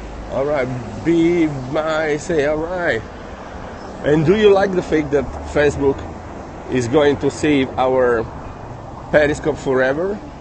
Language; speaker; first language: English; non-native, fluent; Italian